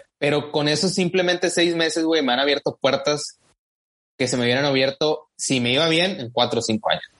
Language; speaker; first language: Spanish; native; Spanish